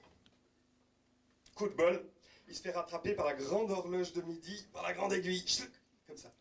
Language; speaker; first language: French; native; French